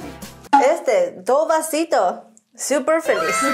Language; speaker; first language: Spanish; non-native, learner; Korean